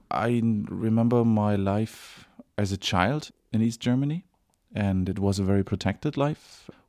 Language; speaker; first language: English; non-native, fluent; German